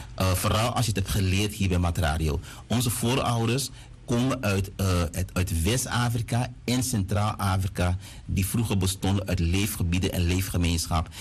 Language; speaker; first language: Dutch; native; Dutch